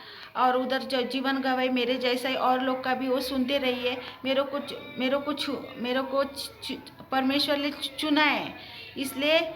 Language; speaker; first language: Hindi; early bilingual, heritage; Hindi